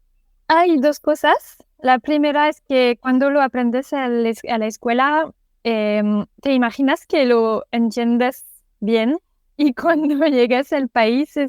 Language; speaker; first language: Spanish; non-native, fluent; French